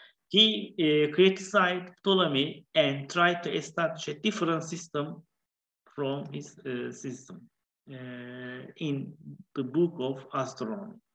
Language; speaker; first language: English; non-native, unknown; Turkish